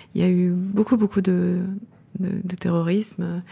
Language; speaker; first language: French; native; French